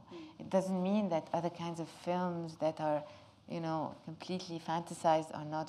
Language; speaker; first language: English; non-native, fluent; Arabic